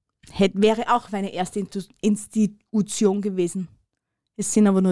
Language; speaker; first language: German; native; German